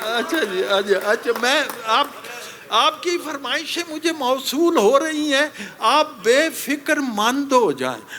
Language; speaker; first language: Urdu; non-native, local second language; Punjabi